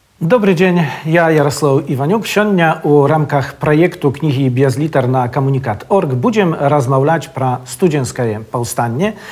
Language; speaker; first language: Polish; non-native, local second language; Belarusian